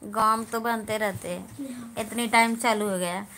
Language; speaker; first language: Hindi; native; Hindi